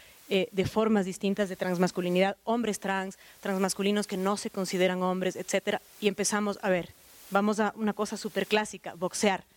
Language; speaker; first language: Spanish; native; Spanish